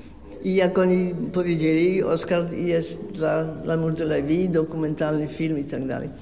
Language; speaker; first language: Polish; early bilingual, heritage; French